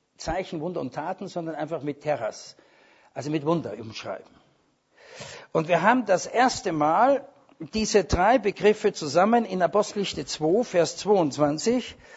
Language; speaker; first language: German; native; German